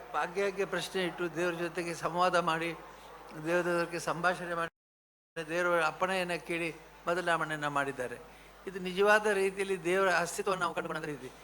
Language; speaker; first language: Kannada; non-native, local second language; Tulu